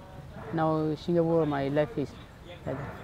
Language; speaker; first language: English; non-native, learner; Bangla